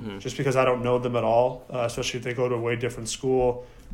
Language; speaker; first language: English; native; English